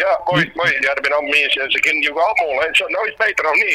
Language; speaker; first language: Dutch; native; Dutch